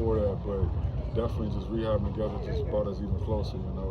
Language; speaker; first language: English; native; English